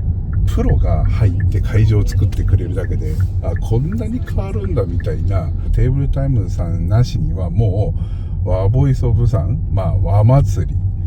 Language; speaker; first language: Japanese; native; Japanese